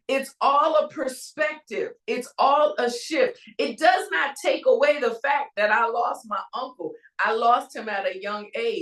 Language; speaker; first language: English; native; English